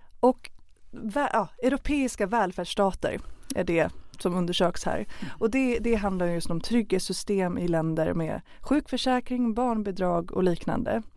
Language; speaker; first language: Swedish; native; Swedish